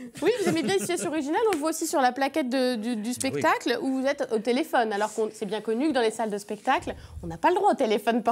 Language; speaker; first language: French; native; French